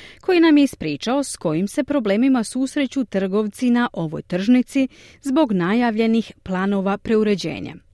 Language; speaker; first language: Croatian; native; Croatian